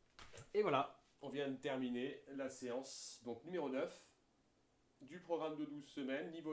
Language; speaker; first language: French; native; French